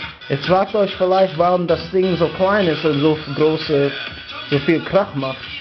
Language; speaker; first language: German; non-native, learner; English